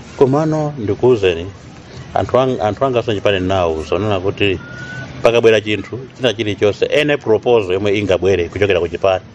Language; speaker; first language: Nyanja; native; Nyanja